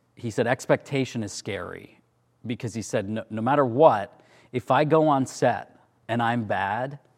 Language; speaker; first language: English; native; English